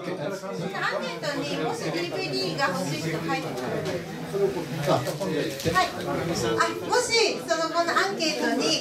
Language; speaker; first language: Japanese; native; Japanese